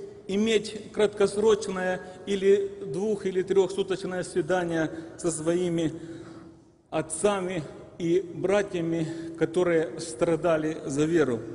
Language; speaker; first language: Russian; native; Russian